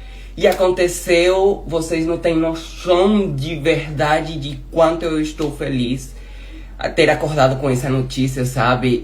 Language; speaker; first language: Portuguese; non-native, fluent; Spanish